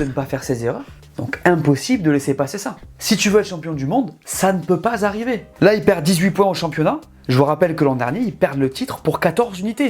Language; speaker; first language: French; native; French